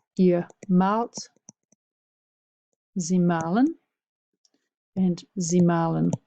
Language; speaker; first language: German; non-native, fluent; English